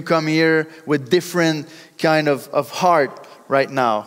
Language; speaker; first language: English; non-native, fluent; French